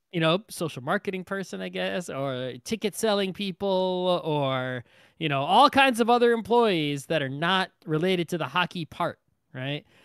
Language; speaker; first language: English; native; English